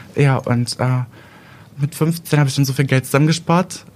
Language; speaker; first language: German; native; German